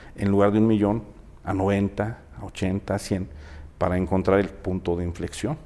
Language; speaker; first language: Spanish; native; Spanish